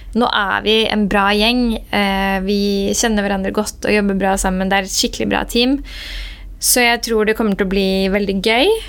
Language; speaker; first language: Norwegian; early bilingual, other home language; Persian